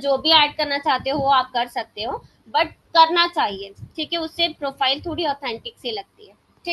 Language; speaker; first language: Hindi; native; Hindi